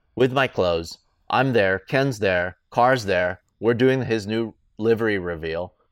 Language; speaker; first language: English; native; English